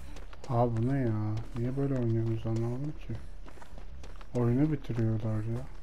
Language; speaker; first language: Turkish; native; Turkish